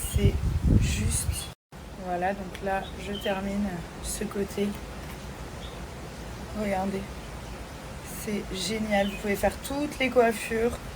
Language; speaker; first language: French; native; French